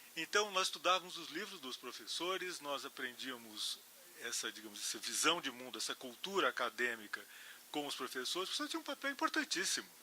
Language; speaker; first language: Portuguese; native; Portuguese